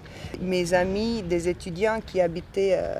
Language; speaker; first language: French; non-native, fluent; Bosnian